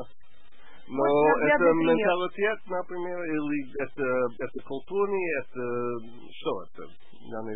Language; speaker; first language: Russian; non-native, learner; English